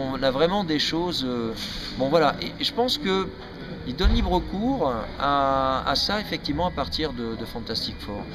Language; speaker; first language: French; native; French